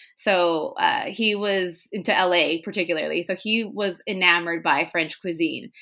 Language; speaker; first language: English; non-native, fluent; Spanish